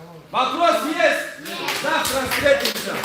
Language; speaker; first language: Russian; native; Russian